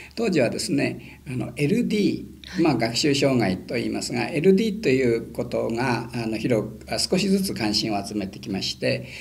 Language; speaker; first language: Japanese; native; Japanese